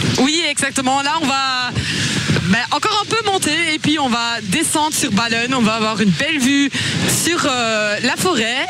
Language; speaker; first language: French; native; French